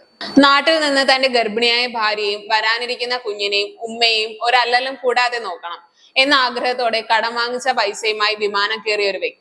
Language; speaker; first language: Malayalam; native; Malayalam